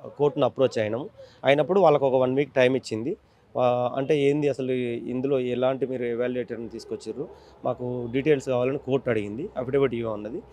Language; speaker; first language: Telugu; native; Telugu